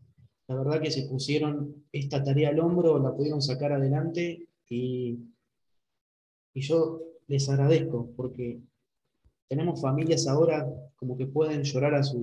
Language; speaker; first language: Spanish; native; Spanish